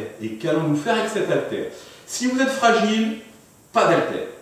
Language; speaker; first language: French; native; French